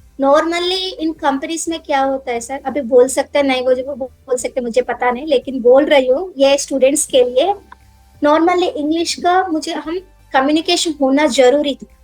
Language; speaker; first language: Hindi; non-native, local second language; Telugu